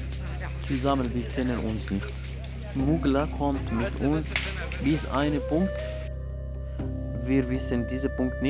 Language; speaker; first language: German; non-native, learner; Arabic